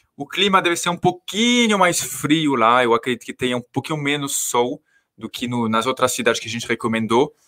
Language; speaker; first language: Portuguese; non-native, fluent; French